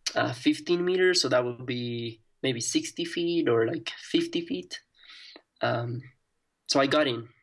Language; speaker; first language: English; non-native, fluent; Spanish